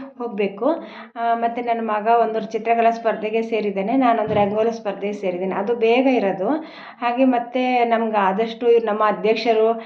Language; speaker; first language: Kannada; non-native, local second language; Tulu